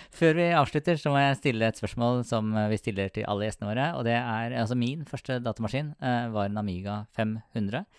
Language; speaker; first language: Norwegian; native; Norwegian